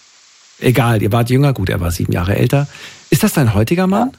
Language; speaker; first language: German; native; German